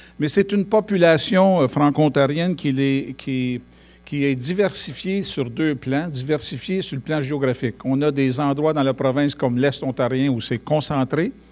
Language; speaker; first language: French; native; French